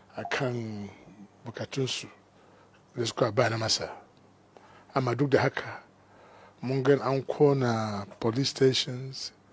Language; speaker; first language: Hausa; non-native, local second language; Igbo